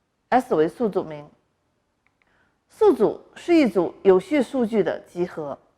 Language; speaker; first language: Chinese; native; Chinese